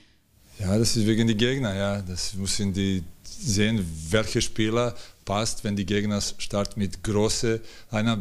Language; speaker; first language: German; non-native, learner; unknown